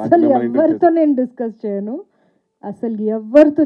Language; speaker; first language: Telugu; non-native, fluent; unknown